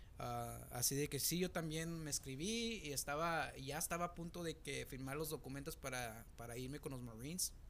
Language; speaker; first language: Spanish; native; Spanish